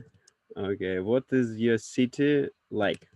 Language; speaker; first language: English; non-native, learner; Russian